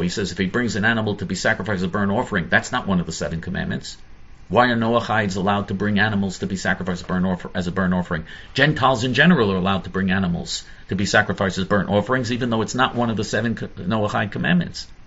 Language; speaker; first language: English; native; English